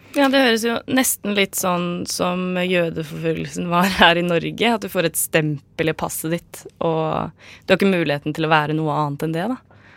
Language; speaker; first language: Norwegian; native; Norwegian